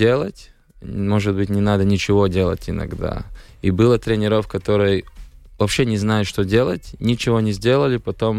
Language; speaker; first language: Russian; non-native, local second language; Latvian